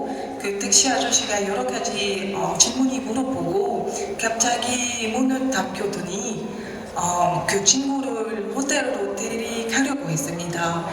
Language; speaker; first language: Korean; non-native, learner; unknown